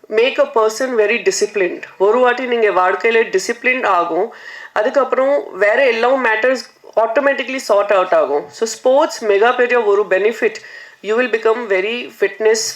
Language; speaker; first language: Tamil; non-native, fluent; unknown